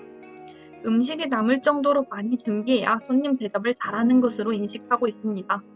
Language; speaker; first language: Korean; native; Korean